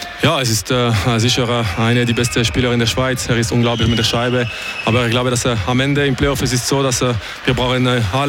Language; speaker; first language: German; non-native, local second language; French